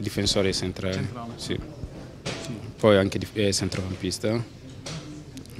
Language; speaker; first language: Italian; non-native, learner; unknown